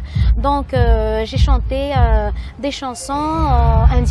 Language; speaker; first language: French; non-native, local second language; Malagasy